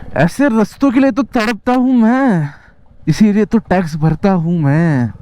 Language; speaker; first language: Hindi; non-native, local second language; Marathi